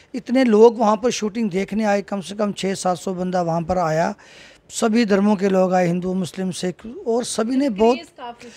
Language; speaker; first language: Hindi; native; Hindi